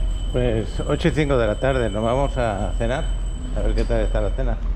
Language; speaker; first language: Spanish; native; Spanish